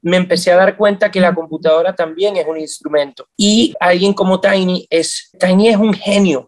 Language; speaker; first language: Spanish; native; Spanish